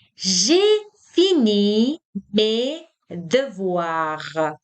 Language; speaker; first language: French; non-native, fluent; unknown